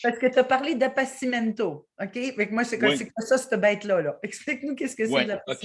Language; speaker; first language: French; native; French